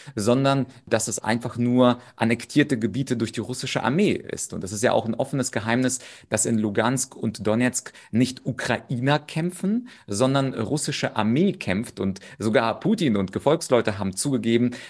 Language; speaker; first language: German; early bilingual, other home language; Russian